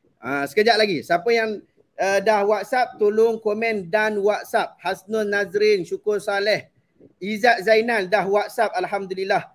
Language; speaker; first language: Malay; native; Malay